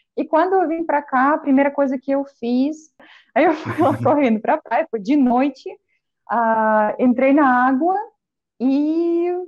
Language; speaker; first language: Portuguese; non-native, fluent; Russian